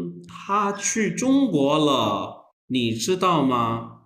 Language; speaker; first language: Chinese; non-native, fluent; Urdu